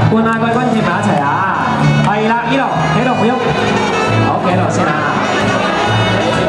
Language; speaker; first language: Cantonese; native; Cantonese